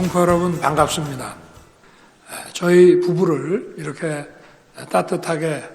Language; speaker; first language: Korean; native; Korean